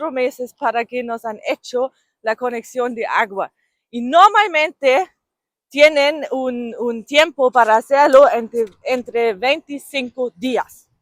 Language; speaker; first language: Spanish; non-native, fluent; German